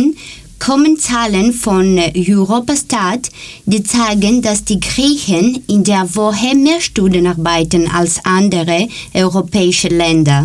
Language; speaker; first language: German; non-native, learner; Greek